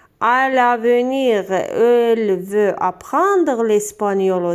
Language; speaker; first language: French; non-native, fluent; Azerbaijani